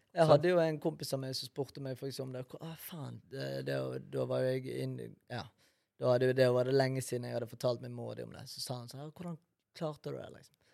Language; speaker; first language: Norwegian; early bilingual, other home language; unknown